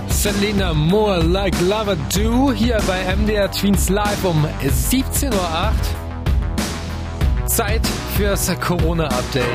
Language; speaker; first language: German; native; German